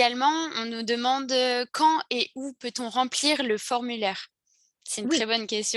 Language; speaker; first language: French; native; French